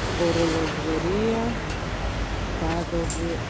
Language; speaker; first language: Italian; non-native, learner; Portuguese